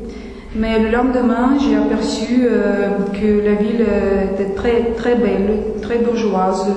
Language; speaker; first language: French; non-native, fluent; Russian